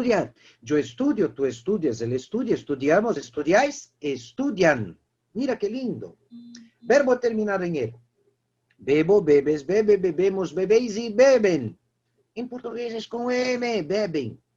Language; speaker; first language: Spanish; non-native, fluent; Portuguese